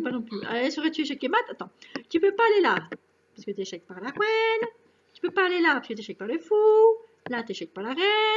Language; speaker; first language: French; native; French